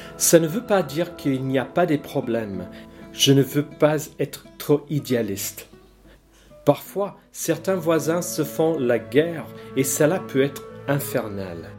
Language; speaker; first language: French; non-native, fluent; English